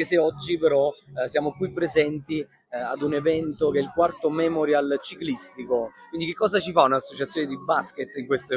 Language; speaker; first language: Italian; native; Italian